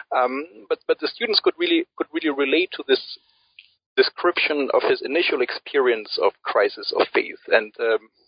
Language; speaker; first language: English; early bilingual, other home language; German